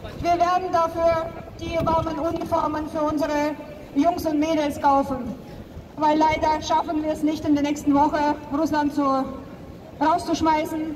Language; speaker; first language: German; non-native, fluent; Ukrainian